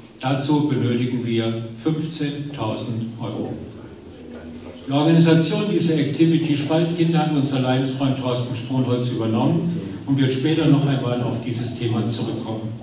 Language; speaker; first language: German; native; German